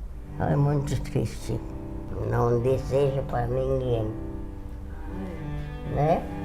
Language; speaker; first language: Portuguese; non-native, fluent; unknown